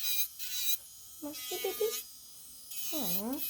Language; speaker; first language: French; native; French